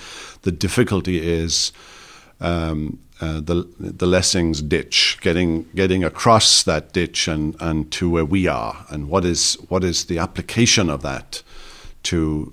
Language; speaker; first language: English; native; English